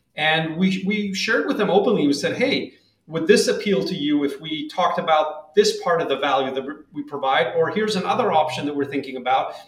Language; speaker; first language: English; non-native, fluent; Hebrew